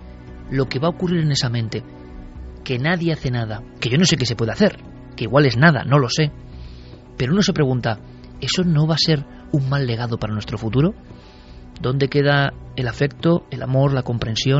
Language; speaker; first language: Spanish; native; Spanish